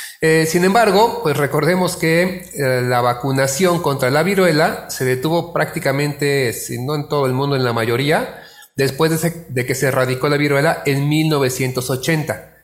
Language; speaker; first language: Spanish; native; Spanish